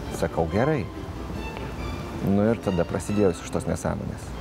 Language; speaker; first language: Lithuanian; native; Lithuanian